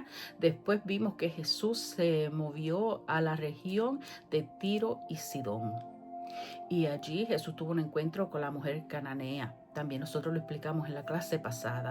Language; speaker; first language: Spanish; native; Spanish